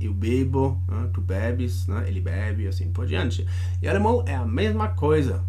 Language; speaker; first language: Portuguese; non-native, fluent; German